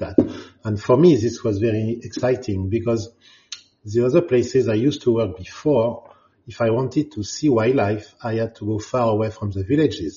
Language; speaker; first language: English; non-native, fluent; French